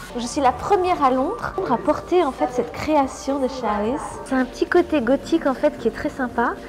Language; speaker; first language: French; native; French